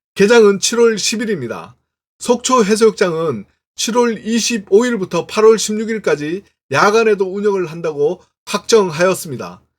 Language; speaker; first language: Korean; native; Korean